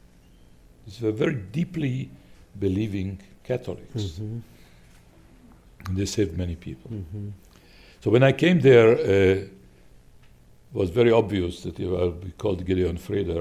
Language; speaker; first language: English; non-native, fluent; Slovak